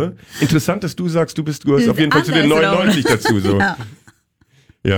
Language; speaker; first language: German; native; German